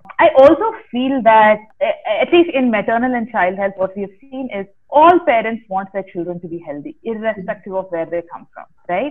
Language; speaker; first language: English; non-native, local second language; Kannada